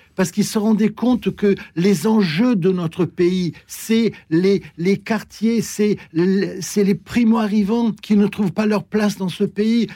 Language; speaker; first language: French; native; French